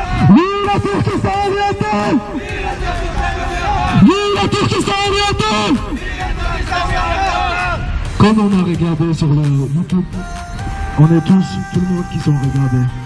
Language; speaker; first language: French; non-native, learner; Uyghur